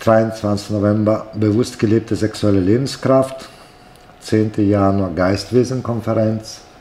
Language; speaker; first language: German; non-native, fluent; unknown